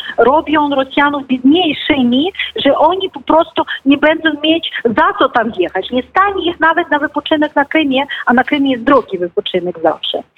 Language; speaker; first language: Polish; non-native, fluent; Ukrainian